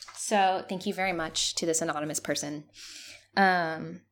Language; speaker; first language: English; non-native, fluent; Spanish